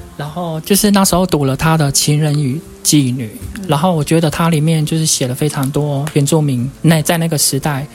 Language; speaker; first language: Chinese; native; Chinese